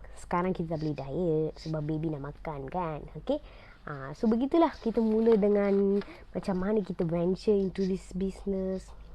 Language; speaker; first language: Malay; non-native, local second language; Tamil